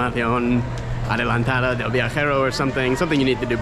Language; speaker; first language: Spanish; non-native, learner; English